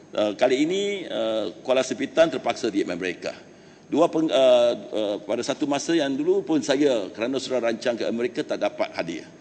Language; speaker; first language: Malay; non-native, local second language; Chinese